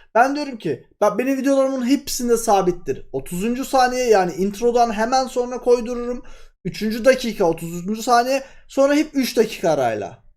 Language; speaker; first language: Turkish; native; Turkish